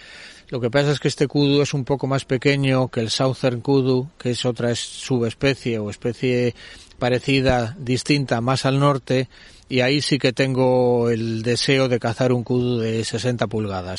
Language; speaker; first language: Spanish; native; Spanish